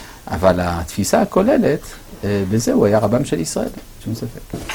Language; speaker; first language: Hebrew; non-native, fluent; French